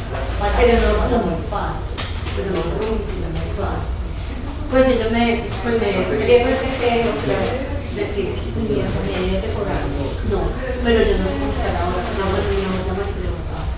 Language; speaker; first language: Spanish; native; Spanish